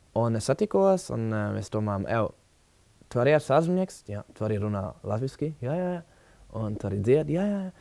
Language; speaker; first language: Latvian; non-native, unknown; German